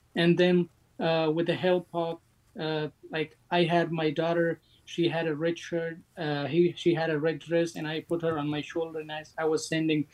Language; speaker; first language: English; non-native, fluent; Persian